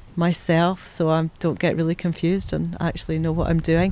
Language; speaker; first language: English; native; English